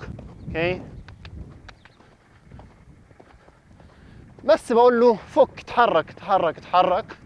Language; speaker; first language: Arabic; native; Arabic